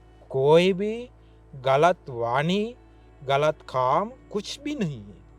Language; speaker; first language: Hindi; non-native, learner; Sinhala